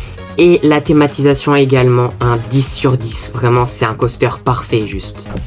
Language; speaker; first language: French; native; French